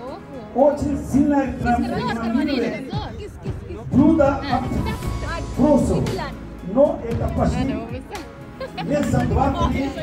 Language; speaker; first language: Russian; non-native, learner; Uzbek